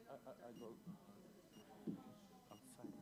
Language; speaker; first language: English; non-native, learner; Polish